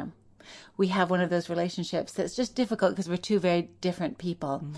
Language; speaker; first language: English; native; English